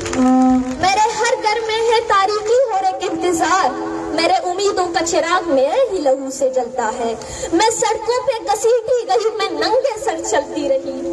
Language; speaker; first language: Urdu; non-native, local second language; Baluchi